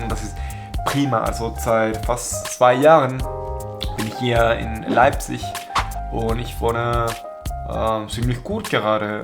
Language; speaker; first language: German; non-native, fluent; Spanish